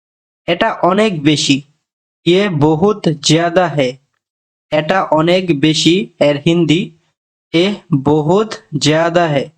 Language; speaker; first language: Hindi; non-native, fluent; Bangla